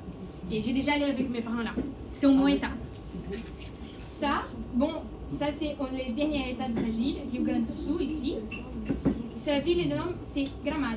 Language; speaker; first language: French; non-native, learner; Portuguese